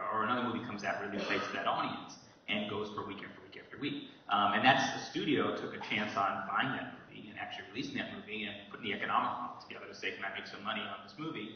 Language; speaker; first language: English; native; English